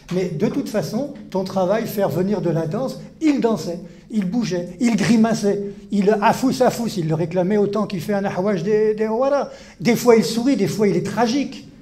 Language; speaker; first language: French; native; French